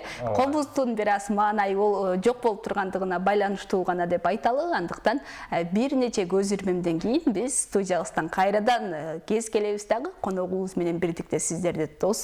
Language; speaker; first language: Kyrgyz; native; Kyrgyz